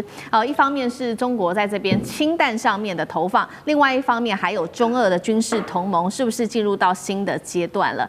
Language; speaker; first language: Chinese; native; Chinese